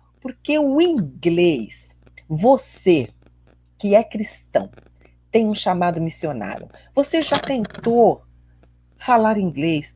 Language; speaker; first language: Portuguese; native; Portuguese